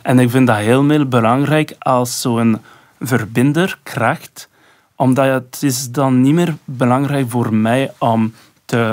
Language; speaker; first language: Dutch; non-native, local second language; French